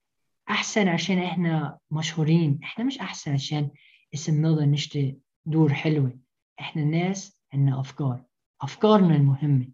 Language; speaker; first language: Arabic; early bilingual, heritage; Arabic